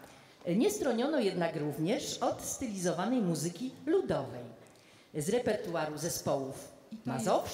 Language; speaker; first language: Polish; native; Polish